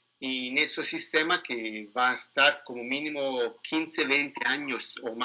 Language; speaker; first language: Spanish; non-native, learner; Italian